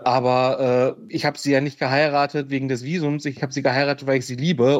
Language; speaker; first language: German; native; German